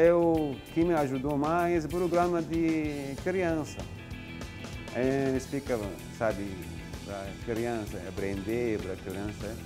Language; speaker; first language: Portuguese; non-native, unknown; Arabic